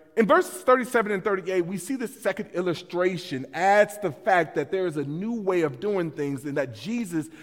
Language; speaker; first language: English; native; English